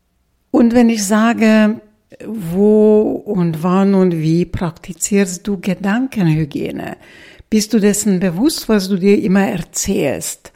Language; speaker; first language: German; non-native, fluent; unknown